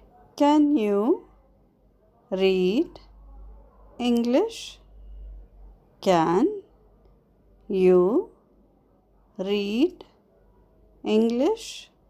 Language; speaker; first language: English; non-native, fluent; Arabic